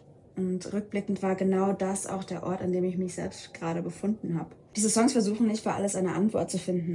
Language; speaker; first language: German; native; German